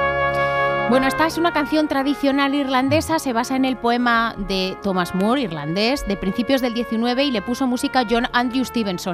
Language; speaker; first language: Spanish; native; Spanish